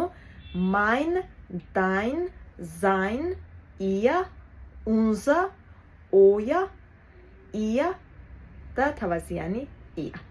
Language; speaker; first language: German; non-native, fluent; Georgian